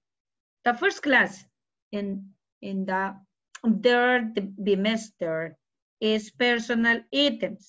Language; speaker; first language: English; non-native, fluent; Spanish